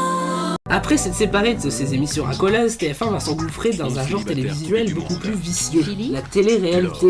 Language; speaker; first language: French; native; French